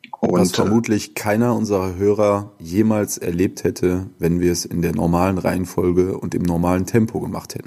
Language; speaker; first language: German; native; German